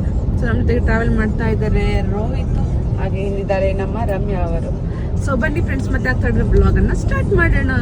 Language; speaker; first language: Kannada; native; Kannada